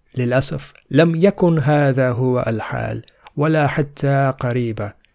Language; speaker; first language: Arabic; non-native, fluent; Urdu